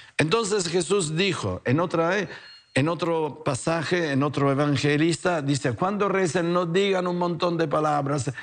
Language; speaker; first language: Spanish; non-native, fluent; Italian